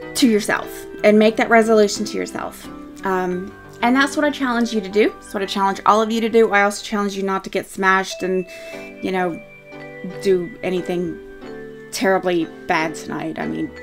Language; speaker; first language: English; native; English